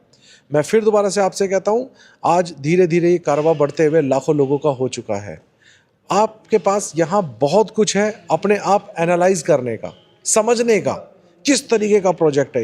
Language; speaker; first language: Hindi; native; Hindi